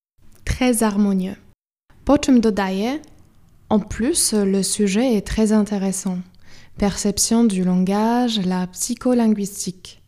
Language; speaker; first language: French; non-native, fluent; Polish